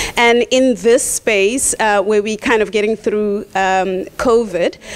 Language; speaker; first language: English; non-native, local second language; Tswana